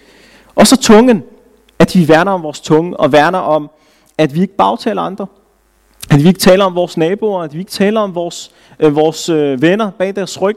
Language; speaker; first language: Danish; early bilingual, other home language; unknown